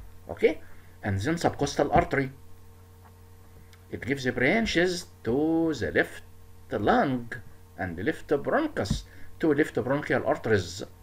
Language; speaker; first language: English; non-native, fluent; Arabic